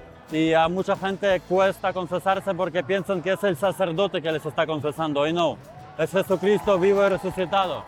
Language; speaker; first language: Spanish; non-native, fluent; Ukrainian